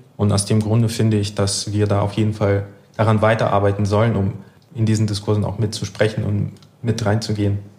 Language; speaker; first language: German; early bilingual, other home language; Russian